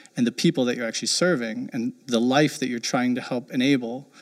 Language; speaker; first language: English; early bilingual, heritage; German